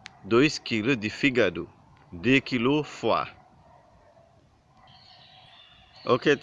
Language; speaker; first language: Portuguese; non-native, learner; Haitian Creole